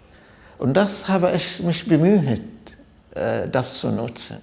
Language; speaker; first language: German; non-native, fluent; Arabic